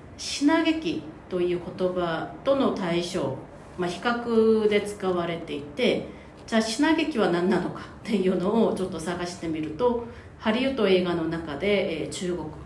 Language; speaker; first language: Japanese; non-native, fluent; Korean